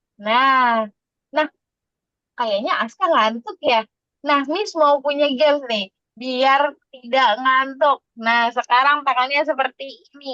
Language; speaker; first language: Indonesian; native; Indonesian